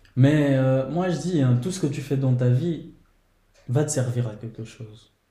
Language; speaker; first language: French; early bilingual, other home language; Portuguese